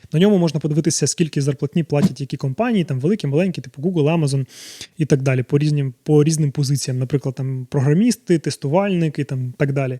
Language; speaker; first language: Ukrainian; non-native, local second language; Russian